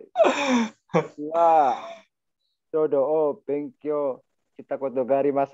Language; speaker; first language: Japanese; non-native, learner; Indonesian